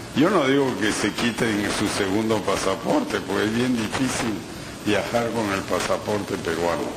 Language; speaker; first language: Spanish; native; Spanish